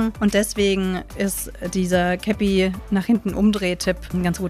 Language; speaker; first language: German; native; German